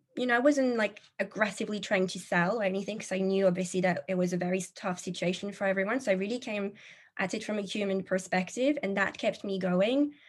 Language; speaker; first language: English; non-native, fluent; French